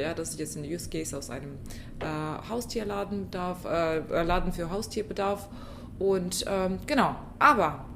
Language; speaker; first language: German; non-native, fluent; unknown